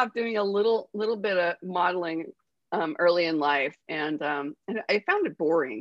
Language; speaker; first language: English; native; English